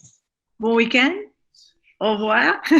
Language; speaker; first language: French; non-native, fluent; English